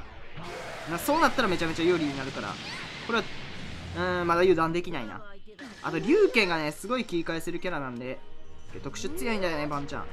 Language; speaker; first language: Japanese; native; Japanese